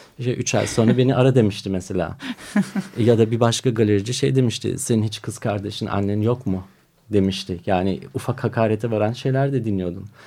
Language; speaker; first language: Turkish; early bilingual, heritage; Turkish